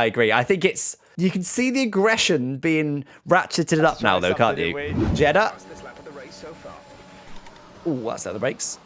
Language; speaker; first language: English; native; English